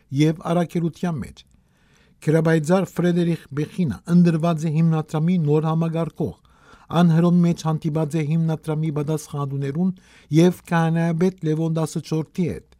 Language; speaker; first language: Armenian; early bilingual, heritage; Armenian